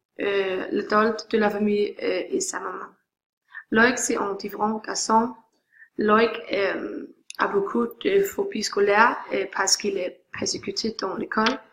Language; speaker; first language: French; non-native, learner; Swedish